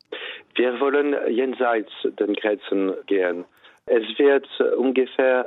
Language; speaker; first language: German; non-native, fluent; French